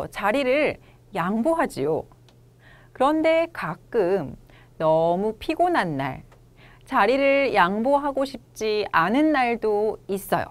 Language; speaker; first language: Korean; native; Korean